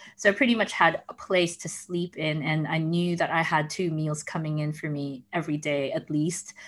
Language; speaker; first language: English; non-native, local second language; Filipino